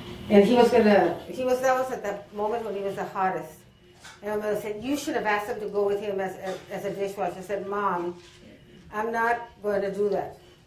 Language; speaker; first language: English; early bilingual, other home language; Spanish